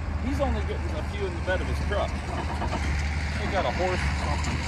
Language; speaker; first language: English; native; English